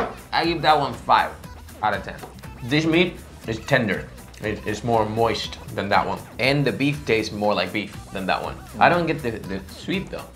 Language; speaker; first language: English; native; English